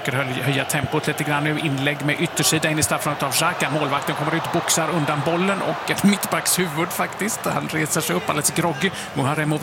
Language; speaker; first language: Swedish; native; Swedish